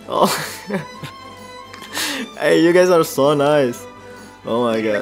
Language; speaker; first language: English; non-native, fluent; Indonesian